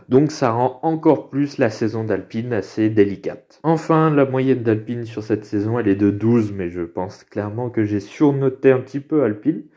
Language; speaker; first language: French; native; French